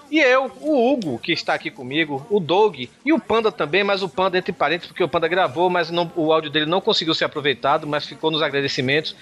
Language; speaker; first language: Portuguese; native; Portuguese